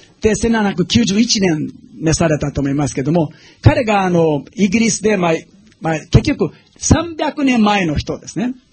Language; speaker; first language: Japanese; non-native, fluent; English